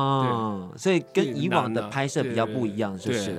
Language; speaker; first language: Chinese; native; Chinese